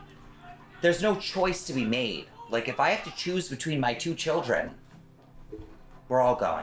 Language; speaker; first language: English; native; English